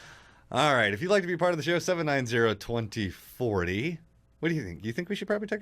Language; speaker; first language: English; native; English